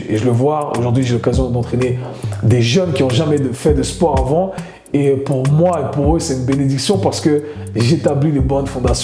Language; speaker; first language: French; native; French